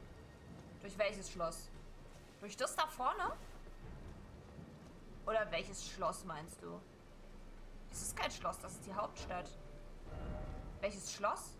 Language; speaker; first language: German; native; German